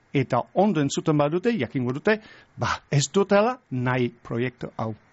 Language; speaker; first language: Basque; non-native, fluent; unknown